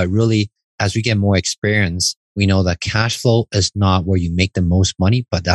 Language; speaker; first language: English; non-native, fluent; Chinese